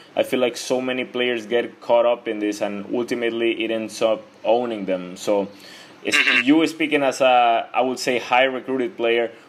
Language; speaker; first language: English; non-native, fluent; Spanish